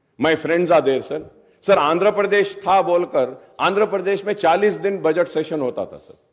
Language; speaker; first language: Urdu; native; Urdu